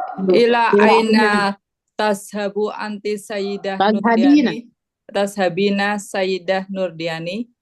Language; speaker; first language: Arabic; non-native, learner; Indonesian